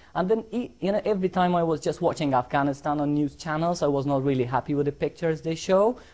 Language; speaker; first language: English; non-native, fluent; Persian